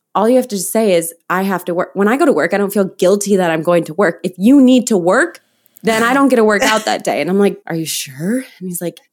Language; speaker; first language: English; native; English